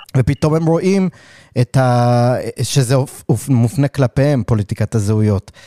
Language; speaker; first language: Hebrew; early bilingual, other home language; English